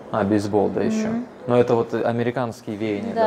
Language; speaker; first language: Russian; native; Russian